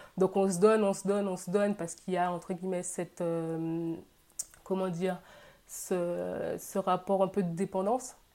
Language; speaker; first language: French; native; French